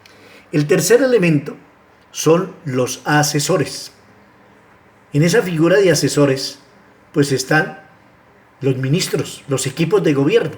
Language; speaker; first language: Spanish; native; Spanish